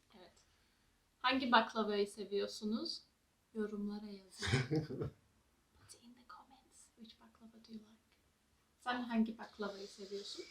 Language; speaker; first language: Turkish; native; Turkish